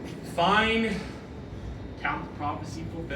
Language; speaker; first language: English; native; English